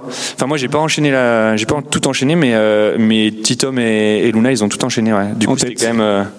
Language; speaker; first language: French; native; French